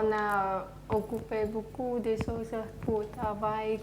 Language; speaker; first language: French; non-native, learner; Khmer